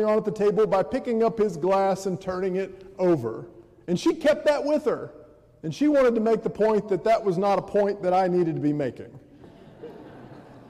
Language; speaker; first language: English; native; English